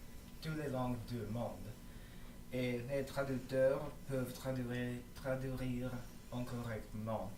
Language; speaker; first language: French; non-native, learner; English